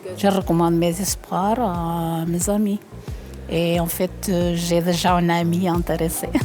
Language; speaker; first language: French; non-native, fluent; Portuguese